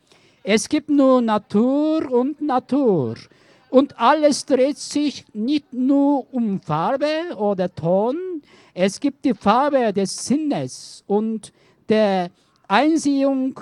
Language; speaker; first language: German; non-native, learner; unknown